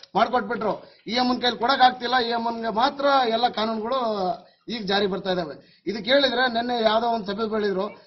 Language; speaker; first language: Kannada; non-native, local second language; Lambadi